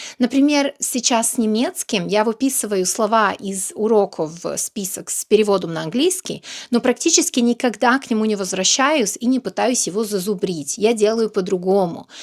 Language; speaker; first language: Russian; non-native, fluent; Serbian